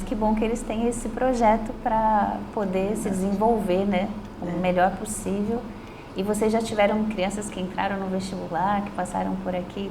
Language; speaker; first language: Portuguese; native; Portuguese